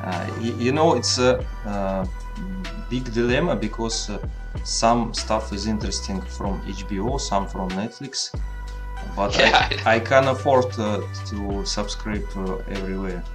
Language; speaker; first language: English; non-native, learner; Russian